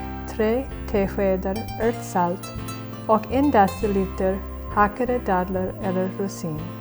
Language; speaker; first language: Swedish; non-native, fluent; English